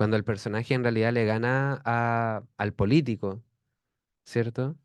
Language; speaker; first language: Spanish; native; Spanish